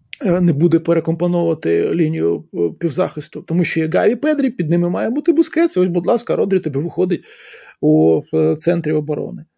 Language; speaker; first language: Ukrainian; native; Ukrainian